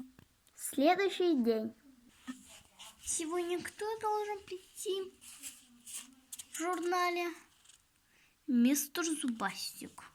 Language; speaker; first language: Russian; non-native, local second language; Kazakh